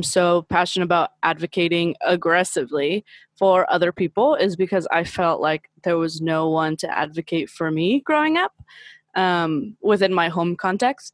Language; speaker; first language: English; early bilingual, other home language; Spanish